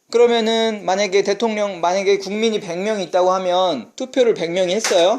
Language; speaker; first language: Korean; native; Korean